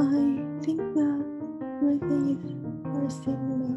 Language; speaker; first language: English; non-native, learner; Chinese